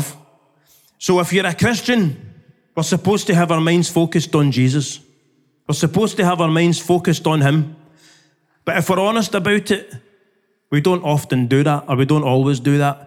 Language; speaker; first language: English; native; English